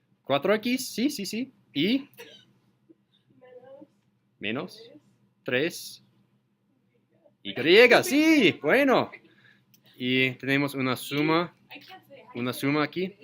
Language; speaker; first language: Spanish; non-native, learner; English